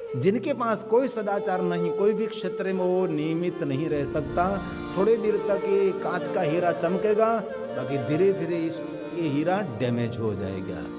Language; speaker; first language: Hindi; non-native, local second language; Gujarati